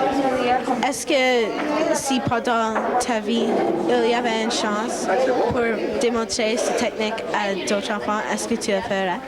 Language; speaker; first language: French; non-native, local second language; English